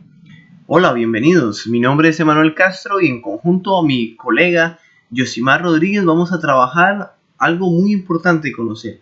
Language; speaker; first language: Spanish; native; Spanish